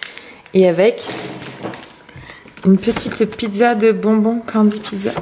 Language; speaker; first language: French; native; French